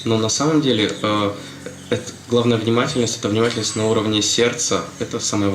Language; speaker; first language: Russian; native; Russian